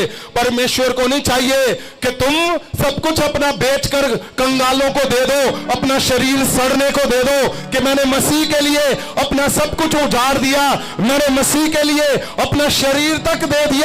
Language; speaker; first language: Hindi; non-native, local second language; Punjabi